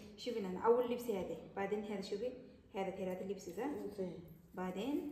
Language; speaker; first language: Arabic; non-native, learner; Nepali